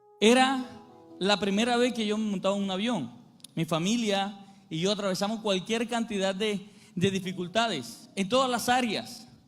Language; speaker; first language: Spanish; native; Spanish